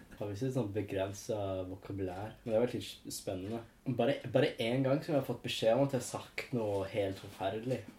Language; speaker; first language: Norwegian; non-native, fluent; English